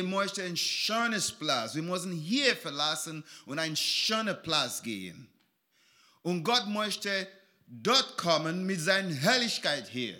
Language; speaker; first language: German; non-native, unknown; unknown